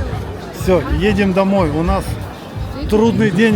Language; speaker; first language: Russian; native; Russian